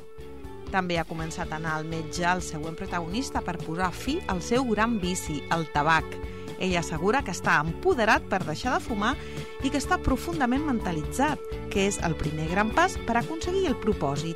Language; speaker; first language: Catalan; native; Catalan